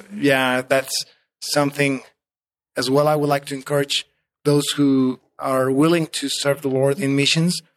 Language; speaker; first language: English; non-native, fluent; Spanish